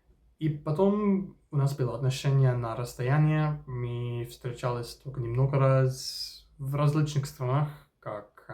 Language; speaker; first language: Russian; non-native, fluent; English